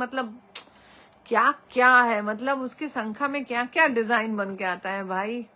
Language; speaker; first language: Hindi; non-native, local second language; Bangla